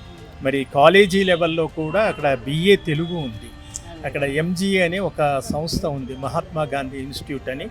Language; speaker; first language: Telugu; native; Telugu